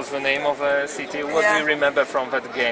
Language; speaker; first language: English; non-native, learner; Polish